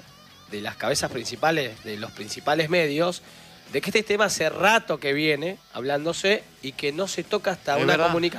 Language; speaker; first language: Spanish; native; Spanish